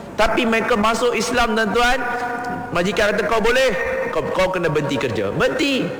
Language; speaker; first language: Malay; native; Malay